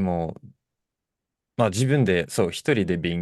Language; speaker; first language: Japanese; non-native, fluent; Russian